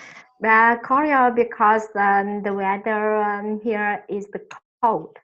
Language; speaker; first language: English; non-native, learner; Vietnamese